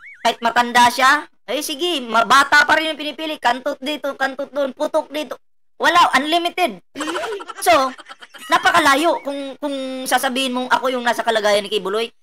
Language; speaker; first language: Filipino; non-native, local second language; Cebuano